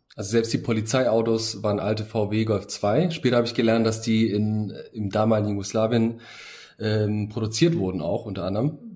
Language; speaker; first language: German; early bilingual, other home language; Bosnian